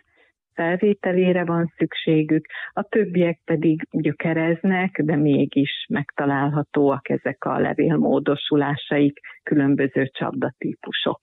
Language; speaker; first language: Hungarian; native; Hungarian